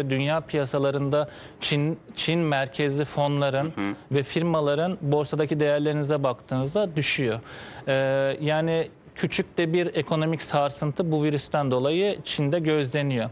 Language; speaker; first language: Turkish; native; Turkish